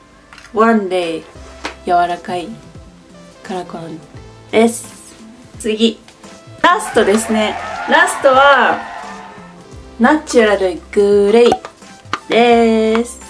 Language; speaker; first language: Japanese; non-native, fluent; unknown